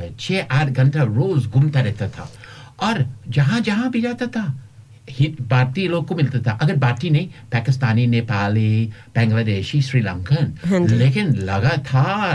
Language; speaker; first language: Hindi; non-native, fluent; English